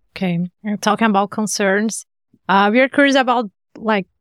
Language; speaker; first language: English; non-native, fluent; Portuguese